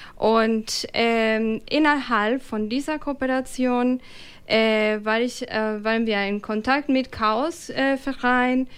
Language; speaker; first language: German; non-native, fluent; Spanish